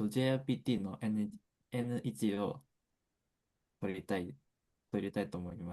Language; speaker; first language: Japanese; non-native, fluent; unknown